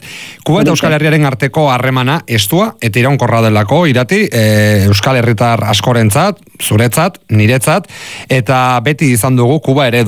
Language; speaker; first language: Basque; native; Basque